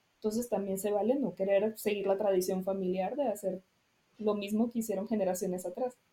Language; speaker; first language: Spanish; native; Spanish